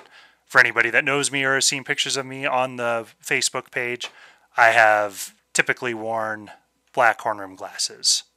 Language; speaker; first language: English; native; English